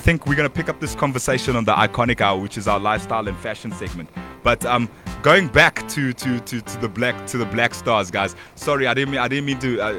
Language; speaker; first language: English; non-native, local second language; Bemba